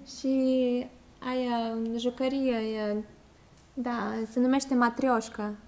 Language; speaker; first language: Romanian; non-native, learner; Russian